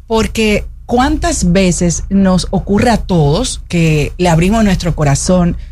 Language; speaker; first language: Spanish; native; Spanish